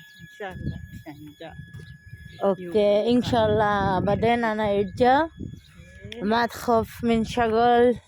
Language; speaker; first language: Arabic; non-native, learner; Bangla